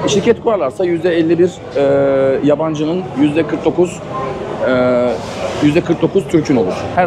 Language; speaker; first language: Turkish; native; Turkish